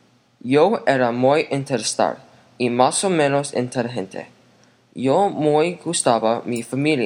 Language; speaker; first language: Spanish; non-native, learner; English